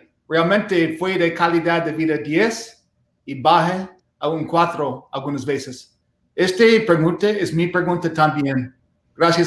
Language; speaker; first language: Spanish; non-native, fluent; English